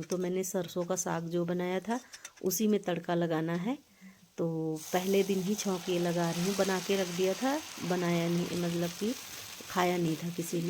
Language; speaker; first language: Hindi; native; Hindi